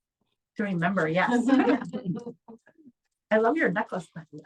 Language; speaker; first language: English; native; English